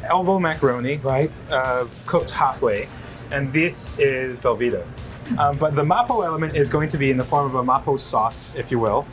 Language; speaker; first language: English; non-native, local second language; Cantonese